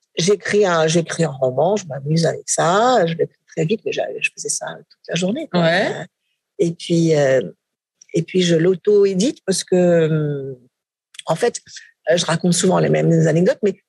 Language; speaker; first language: French; native; French